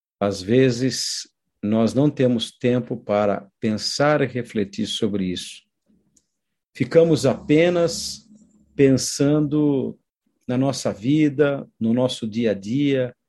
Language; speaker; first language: Portuguese; native; Portuguese